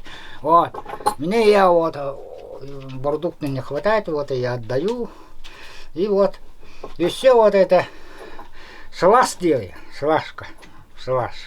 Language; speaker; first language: Russian; non-native, local second language; Yakut